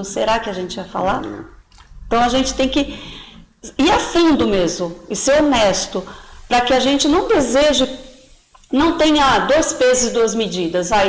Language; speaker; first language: Portuguese; native; Portuguese